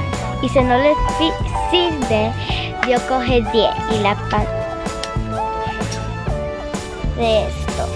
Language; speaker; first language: Spanish; early bilingual, heritage; English